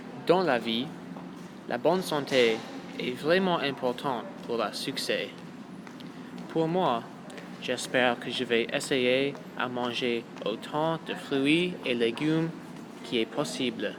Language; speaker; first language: French; non-native, local second language; English